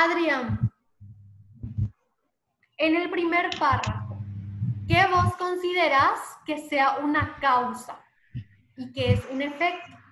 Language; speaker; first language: Spanish; native; Spanish